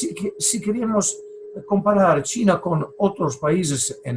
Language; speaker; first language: Spanish; non-native, fluent; Italian